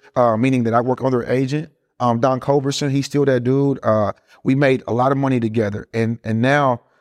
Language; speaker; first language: English; early bilingual, other home language; Spanish